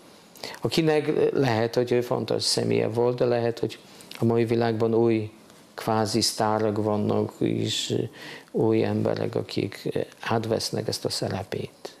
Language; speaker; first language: Hungarian; non-native, fluent; Polish